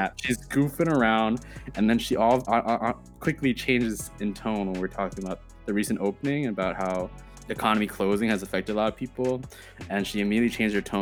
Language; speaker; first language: English; early bilingual, other home language; Chinese